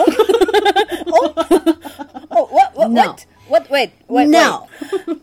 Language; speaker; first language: English; non-native, learner; Japanese